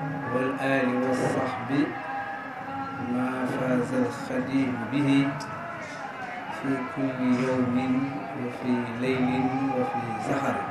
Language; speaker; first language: Arabic; non-native, fluent; Wolof